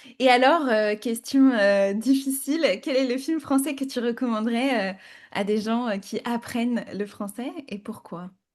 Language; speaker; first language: French; native; French